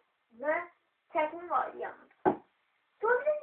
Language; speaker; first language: Turkish; non-native, learner; Azerbaijani